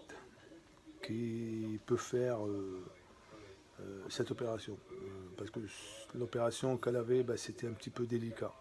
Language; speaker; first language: French; native; French